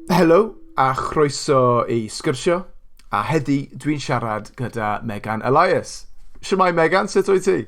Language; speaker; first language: Welsh; non-native, local second language; English